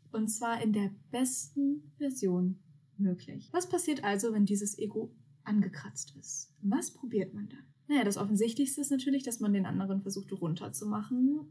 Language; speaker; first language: German; early bilingual, other home language; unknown